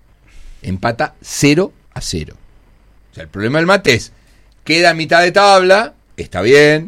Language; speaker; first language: Spanish; native; Spanish